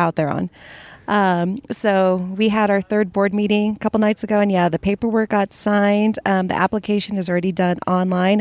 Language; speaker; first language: English; native; English